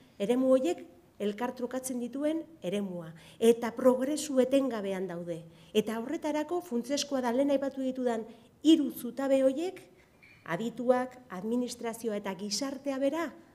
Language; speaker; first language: Basque; non-native, local second language; Spanish